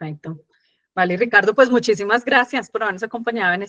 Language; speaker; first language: Spanish; native; Spanish